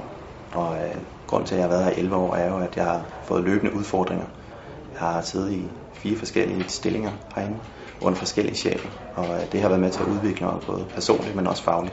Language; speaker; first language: Danish; native; Danish